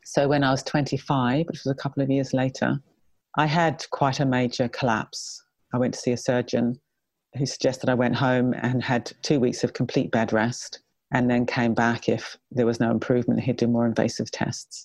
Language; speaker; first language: English; native; English